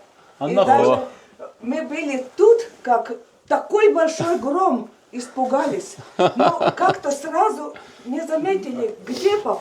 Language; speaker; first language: Russian; non-native, learner; Latvian